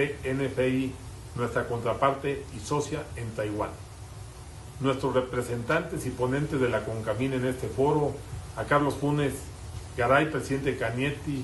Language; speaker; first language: Spanish; native; Spanish